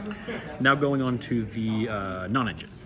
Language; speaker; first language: English; native; English